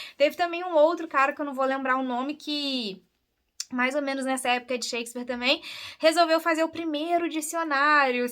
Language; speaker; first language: Portuguese; native; Portuguese